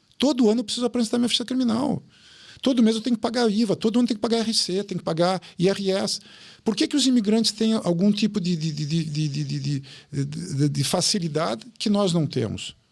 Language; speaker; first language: Portuguese; native; Portuguese